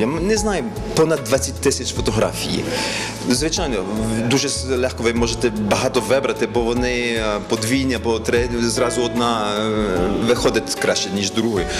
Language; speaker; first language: Ukrainian; early bilingual, heritage; Ukrainian